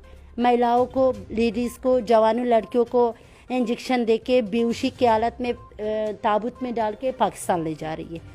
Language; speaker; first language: Hindi; non-native, fluent; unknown